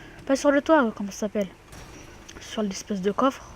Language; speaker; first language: French; native; French